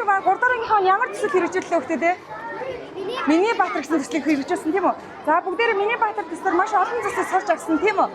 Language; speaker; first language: Mongolian; native; Mongolian